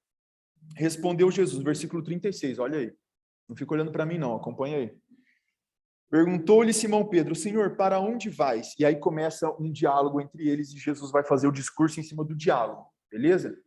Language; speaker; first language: Portuguese; native; Portuguese